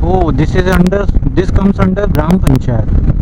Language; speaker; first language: English; non-native, local second language; Hindi